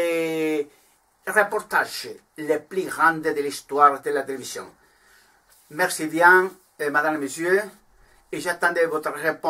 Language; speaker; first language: French; non-native, learner; Spanish